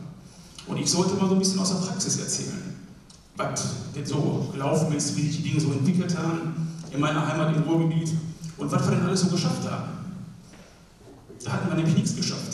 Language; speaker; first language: German; native; German